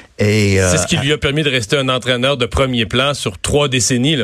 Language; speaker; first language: French; native; French